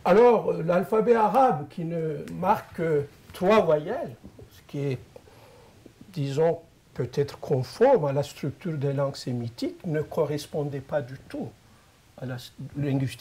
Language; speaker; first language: French; non-native, fluent; Turkish